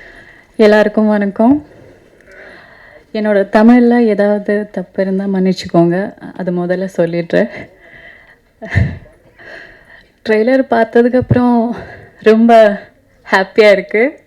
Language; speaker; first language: Tamil; non-native, fluent; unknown